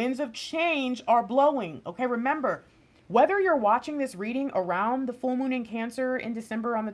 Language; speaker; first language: English; native; English